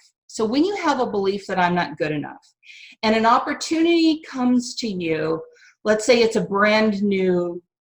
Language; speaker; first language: English; native; English